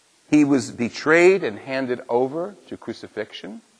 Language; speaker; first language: English; native; English